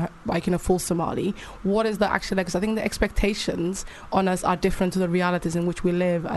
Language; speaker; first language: English; native; English